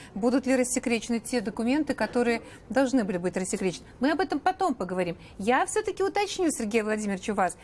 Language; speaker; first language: Russian; native; Russian